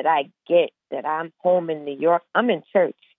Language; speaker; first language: English; native; English